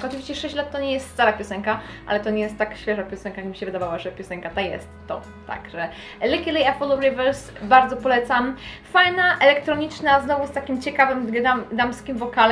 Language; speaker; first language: Polish; native; Polish